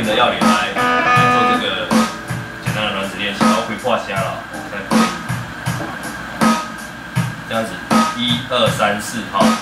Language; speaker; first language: Chinese; native; Chinese